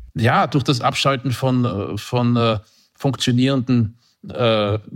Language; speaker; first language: German; native; German